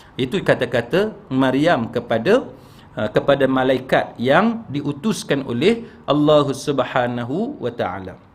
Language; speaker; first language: Malay; native; Malay